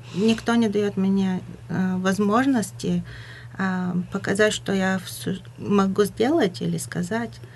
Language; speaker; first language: Russian; non-native, fluent; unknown